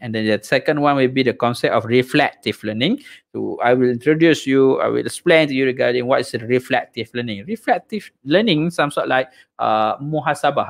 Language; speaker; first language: English; non-native, local second language; Malay